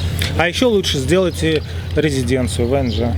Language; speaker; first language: Russian; native; Russian